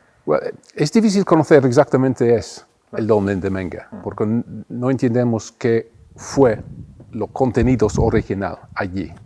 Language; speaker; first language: Spanish; non-native, fluent; English